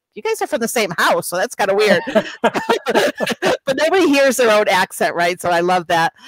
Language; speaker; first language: English; native; English